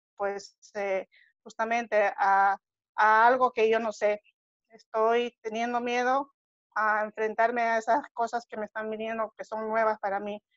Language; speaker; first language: Spanish; native; Spanish